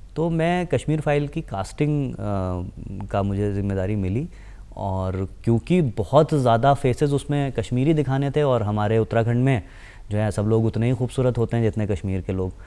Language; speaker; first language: Hindi; native; Hindi